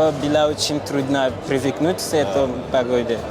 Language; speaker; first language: Russian; non-native, learner; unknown